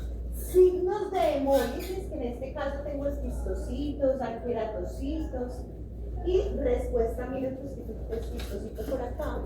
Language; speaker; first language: Spanish; native; Spanish